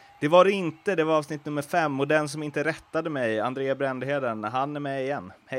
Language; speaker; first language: Swedish; native; Swedish